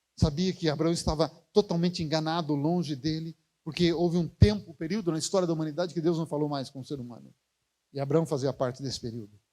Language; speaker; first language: Portuguese; native; Portuguese